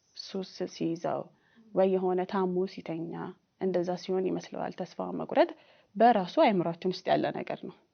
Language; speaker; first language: Amharic; native; Amharic